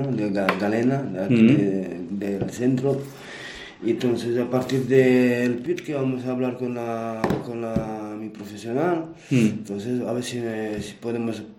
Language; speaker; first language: Spanish; non-native, fluent; Romanian